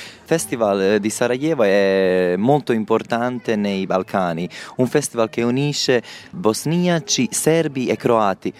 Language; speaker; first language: Italian; non-native, fluent; Bosnian